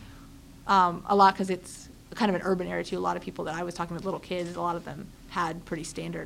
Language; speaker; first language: English; native; English